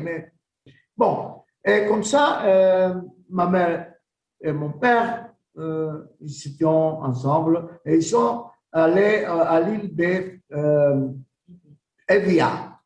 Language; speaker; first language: French; non-native, learner; Greek